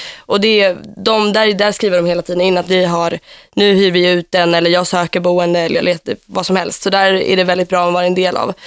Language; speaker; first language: Swedish; early bilingual, heritage; Swedish